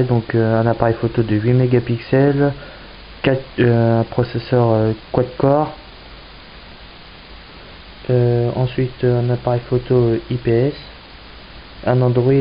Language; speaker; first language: French; native; French